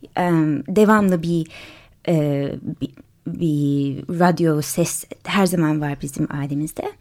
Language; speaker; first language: Turkish; early bilingual, heritage; English